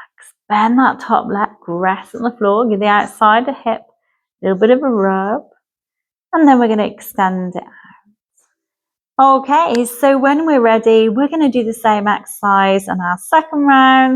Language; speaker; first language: English; native; English